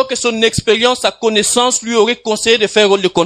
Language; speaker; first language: French; non-native, local second language; Lingala